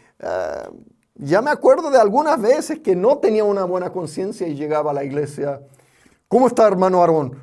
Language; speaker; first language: Spanish; non-native, fluent; English